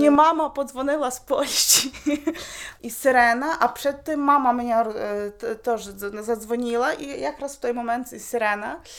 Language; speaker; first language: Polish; non-native, learner; Ukrainian